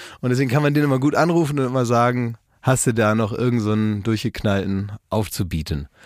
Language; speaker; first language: German; native; German